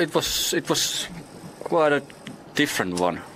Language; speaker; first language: English; non-native, fluent; Finnish